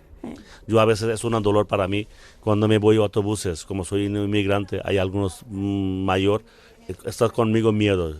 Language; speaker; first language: Spanish; non-native, learner; Bangla